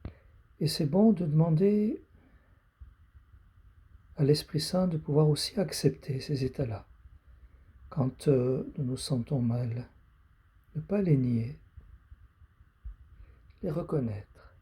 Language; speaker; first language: French; native; French